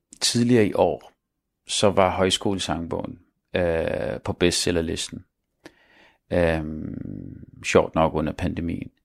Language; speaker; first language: Danish; early bilingual, other home language; Arabic